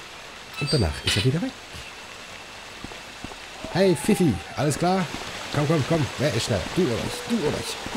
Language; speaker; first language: German; native; German